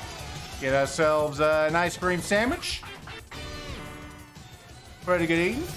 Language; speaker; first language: English; native; English